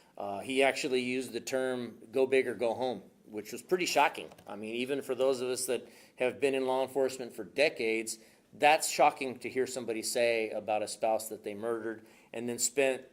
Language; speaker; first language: English; native; English